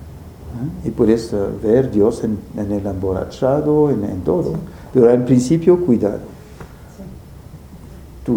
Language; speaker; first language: Spanish; non-native, fluent; French